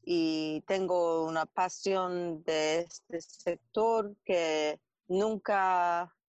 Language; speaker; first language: Spanish; non-native, learner; English